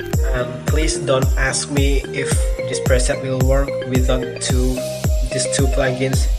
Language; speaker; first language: English; non-native, learner; Indonesian